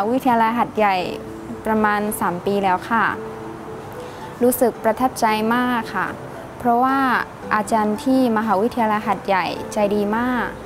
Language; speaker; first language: Thai; non-native, learner; Chinese